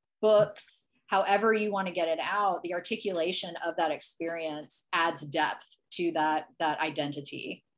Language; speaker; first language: English; native; English